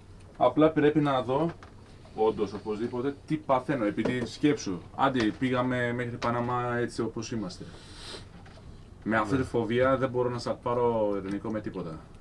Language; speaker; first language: Greek; non-native, fluent; Turkish